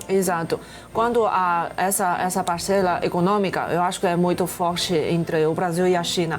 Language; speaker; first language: Portuguese; non-native, fluent; Chinese